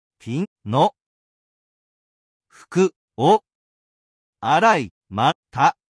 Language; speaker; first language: Japanese; non-native, learner; English